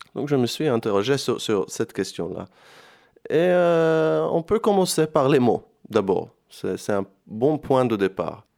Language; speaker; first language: French; non-native, fluent; Hebrew